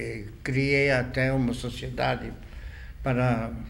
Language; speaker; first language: Portuguese; non-native, fluent; German